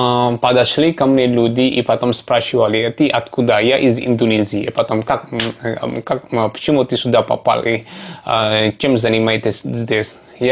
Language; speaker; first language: Russian; non-native, learner; Javanese